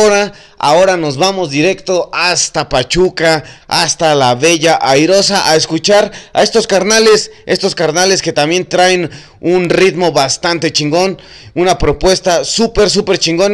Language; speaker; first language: Spanish; native; Spanish